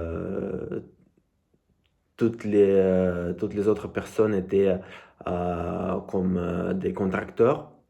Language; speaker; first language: French; non-native, learner; Russian